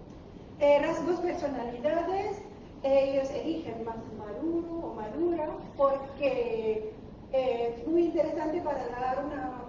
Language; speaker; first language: Spanish; non-native, learner; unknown